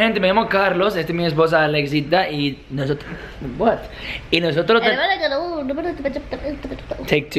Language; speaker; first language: Spanish; non-native, learner; English